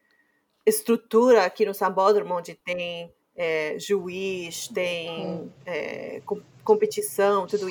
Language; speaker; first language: Portuguese; non-native, fluent; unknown